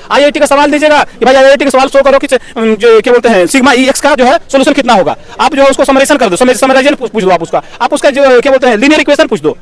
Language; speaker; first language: Hindi; native; Hindi